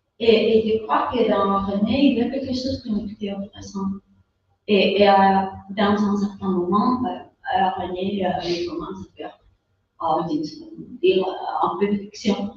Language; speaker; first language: French; non-native, fluent; Spanish